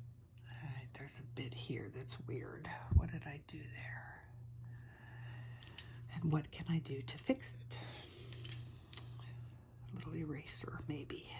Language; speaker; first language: English; native; English